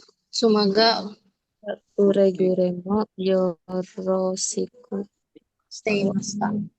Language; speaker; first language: Japanese; non-native, learner; Indonesian